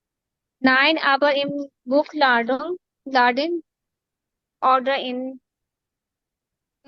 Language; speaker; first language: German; non-native, learner; Urdu